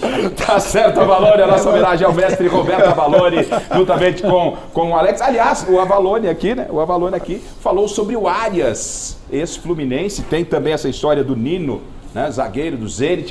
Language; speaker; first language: Portuguese; native; Portuguese